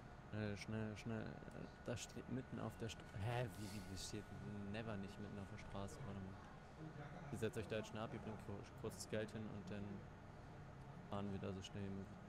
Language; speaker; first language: German; native; German